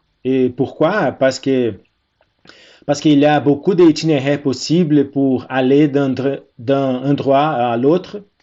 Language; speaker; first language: French; non-native, fluent; Portuguese